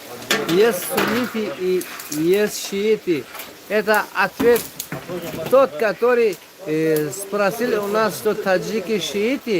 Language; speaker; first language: Russian; non-native, local second language; Tajik